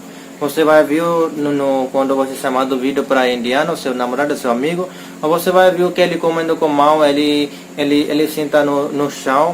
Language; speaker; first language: Portuguese; non-native, learner; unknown